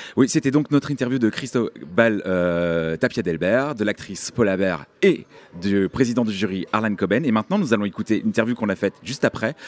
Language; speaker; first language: French; native; French